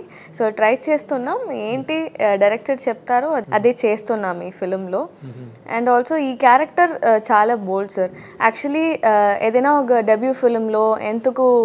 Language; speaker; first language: Telugu; non-native, learner; Tamil